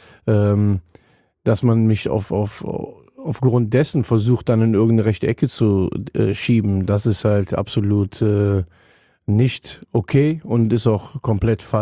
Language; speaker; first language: German; native; German